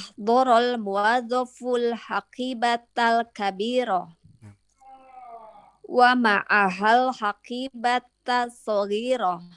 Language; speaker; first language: Arabic; non-native, learner; Indonesian